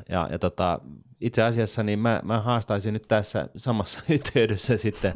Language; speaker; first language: Finnish; native; Finnish